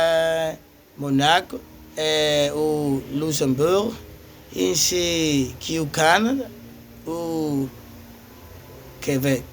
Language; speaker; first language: French; non-native, learner; Spanish